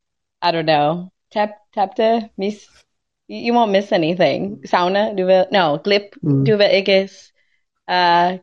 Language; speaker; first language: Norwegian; non-native, learner; English